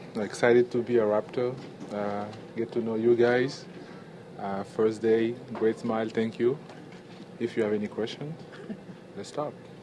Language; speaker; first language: English; non-native, fluent; French